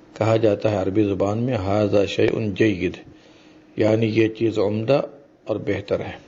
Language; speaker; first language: Urdu; native; Urdu